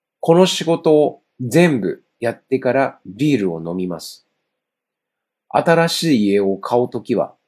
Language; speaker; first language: Japanese; non-native, fluent; Chinese